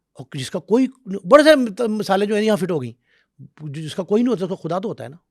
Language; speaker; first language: Urdu; non-native, local second language; Punjabi